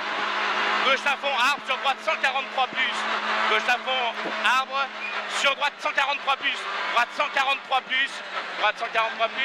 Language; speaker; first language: French; native; French